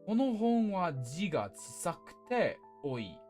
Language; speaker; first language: Japanese; non-native, learner; English